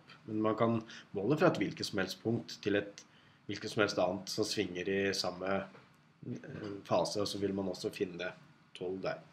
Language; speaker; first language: Norwegian; native; Norwegian